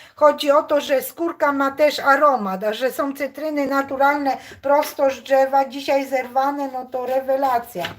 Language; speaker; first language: Polish; native; Polish